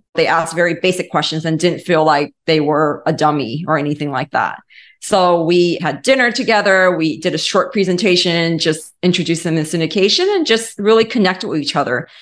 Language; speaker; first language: English; native; English